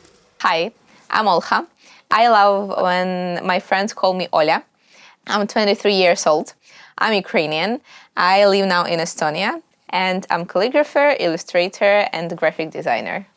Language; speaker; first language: English; non-native, learner; Ukrainian